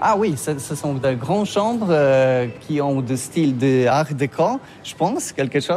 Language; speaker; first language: French; non-native, learner; Polish